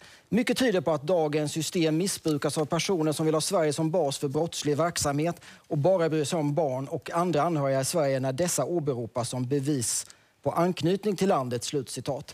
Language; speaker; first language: Swedish; native; Swedish